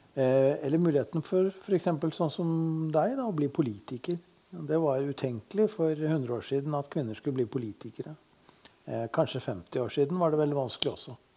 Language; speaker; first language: Norwegian; native; Norwegian